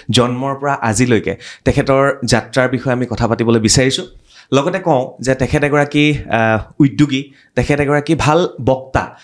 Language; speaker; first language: Assamese; native; Assamese